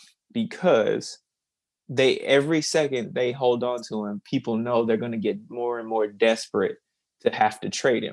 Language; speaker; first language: English; native; English